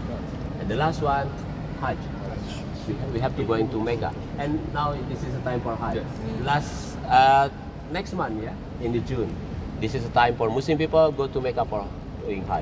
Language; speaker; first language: English; non-native, fluent; Indonesian